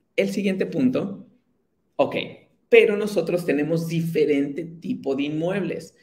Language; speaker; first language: Spanish; native; Spanish